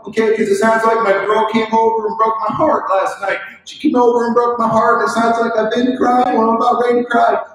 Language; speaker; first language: English; native; English